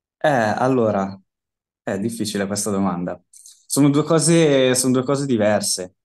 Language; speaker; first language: Italian; native; Italian